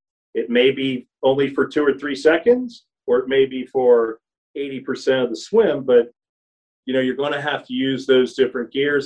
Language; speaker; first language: English; native; English